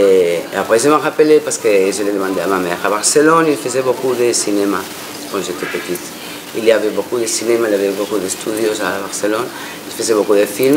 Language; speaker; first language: French; non-native, fluent; Spanish